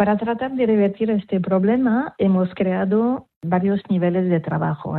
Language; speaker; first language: Spanish; non-native, fluent; French